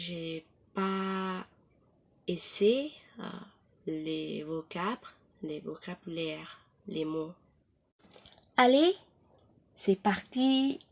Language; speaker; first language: French; non-native, learner; Thai